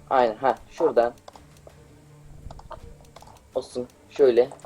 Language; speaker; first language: Turkish; native; Turkish